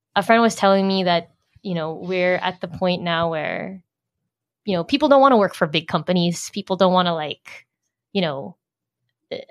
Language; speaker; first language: English; native; English